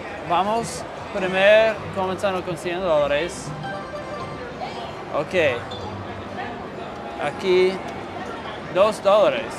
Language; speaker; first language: Spanish; non-native, learner; English